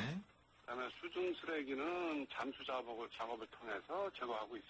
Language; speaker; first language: Korean; native; Korean